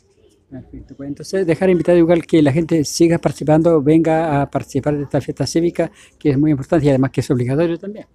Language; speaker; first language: Spanish; native; Spanish